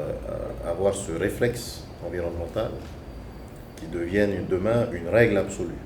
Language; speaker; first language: French; native; French